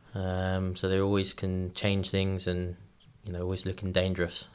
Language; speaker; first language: English; native; English